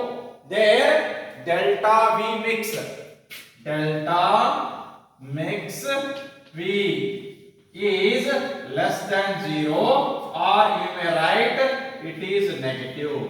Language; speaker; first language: English; non-native, local second language; Kannada